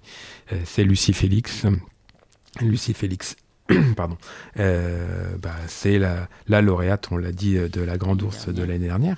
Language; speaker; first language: French; native; French